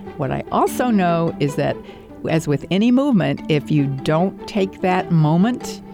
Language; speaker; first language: English; native; English